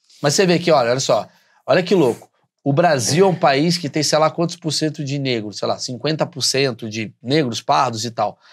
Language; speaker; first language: Portuguese; native; Portuguese